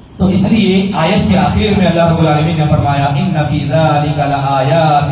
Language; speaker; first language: Urdu; native; Urdu